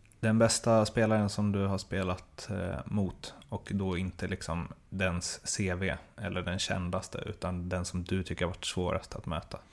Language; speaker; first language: Swedish; native; Swedish